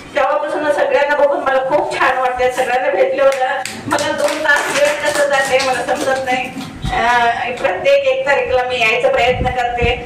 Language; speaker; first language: Marathi; non-native, local second language; Kannada